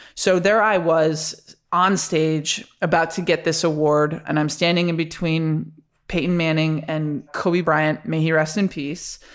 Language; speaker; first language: English; native; English